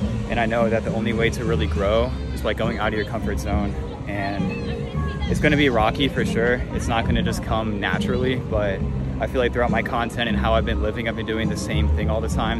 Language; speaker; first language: English; native; English